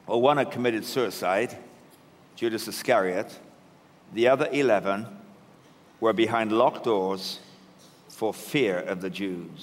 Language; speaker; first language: English; native; English